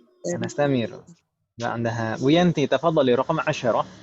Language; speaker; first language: Arabic; non-native, fluent; Indonesian